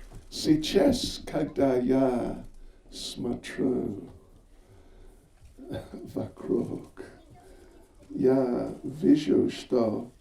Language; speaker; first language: Russian; non-native, learner; English